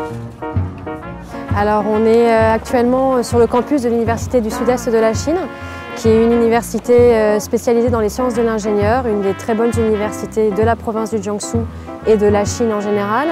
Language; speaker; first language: French; native; French